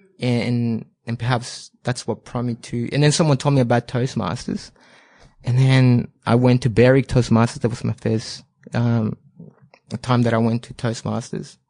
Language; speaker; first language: English; non-native, fluent; Spanish